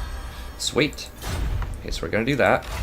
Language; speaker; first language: English; native; English